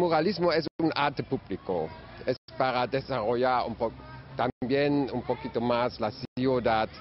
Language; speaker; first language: Spanish; non-native, learner; German